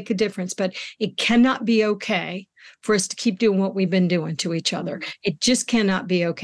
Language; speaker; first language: English; native; English